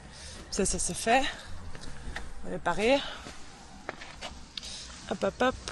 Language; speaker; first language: French; native; French